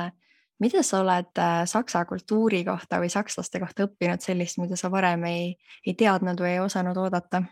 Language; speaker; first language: Estonian; native; Estonian